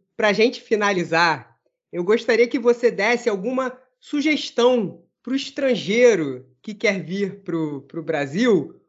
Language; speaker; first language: Portuguese; native; Portuguese